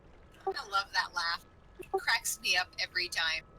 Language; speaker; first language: English; native; English